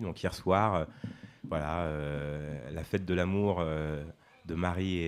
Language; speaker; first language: French; native; French